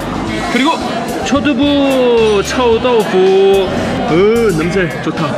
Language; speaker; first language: Korean; non-native, learner; Chinese